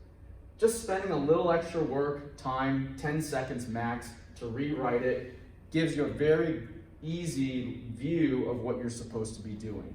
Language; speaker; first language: English; native; English